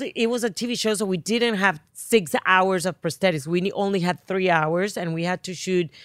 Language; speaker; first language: English; non-native, fluent; Spanish